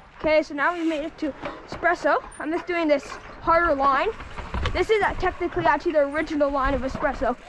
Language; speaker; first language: English; native; English